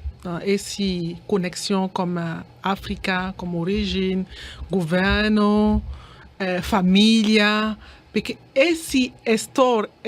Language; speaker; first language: Portuguese; non-native, learner; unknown